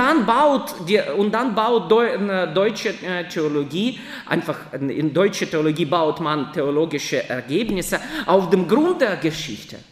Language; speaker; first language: German; non-native, fluent; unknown